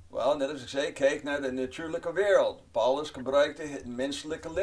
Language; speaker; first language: Dutch; non-native, fluent; English